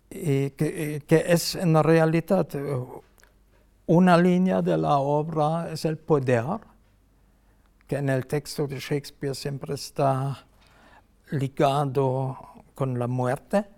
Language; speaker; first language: Spanish; non-native, fluent; German